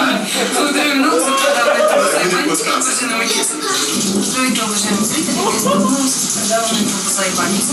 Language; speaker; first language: Bulgarian; native; Bulgarian